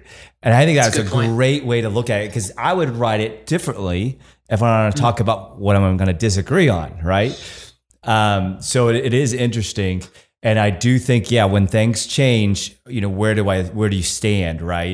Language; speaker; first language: English; native; English